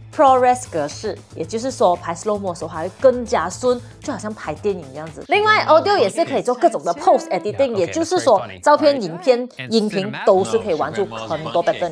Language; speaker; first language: Chinese; non-native, local second language; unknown